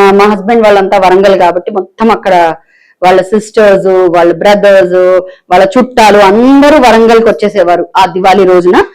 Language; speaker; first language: Telugu; non-native, local second language; Bangla